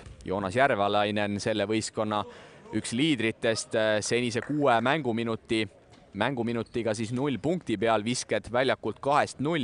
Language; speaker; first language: Estonian; native; Estonian